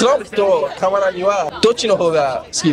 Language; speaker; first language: Japanese; non-native, learner; English